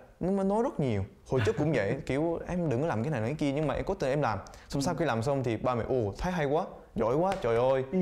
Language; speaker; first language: Vietnamese; early bilingual, other home language; Korean